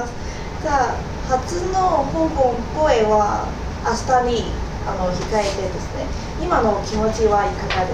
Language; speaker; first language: Japanese; non-native, fluent; Cantonese